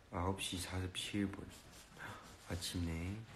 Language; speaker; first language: Korean; non-native, learner; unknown